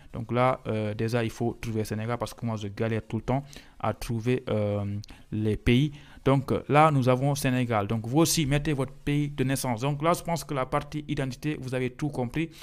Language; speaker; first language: French; non-native, local second language; Fula